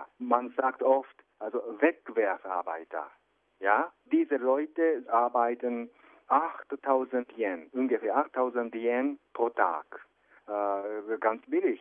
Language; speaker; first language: German; non-native, fluent; Japanese